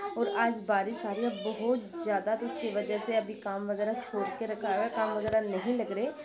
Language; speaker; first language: Hindi; native; Hindi